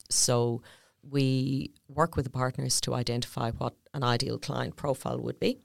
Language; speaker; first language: English; native; English